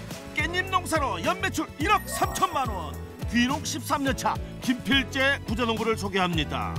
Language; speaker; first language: Korean; native; Korean